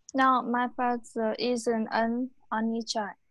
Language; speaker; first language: English; non-native, learner; Vietnamese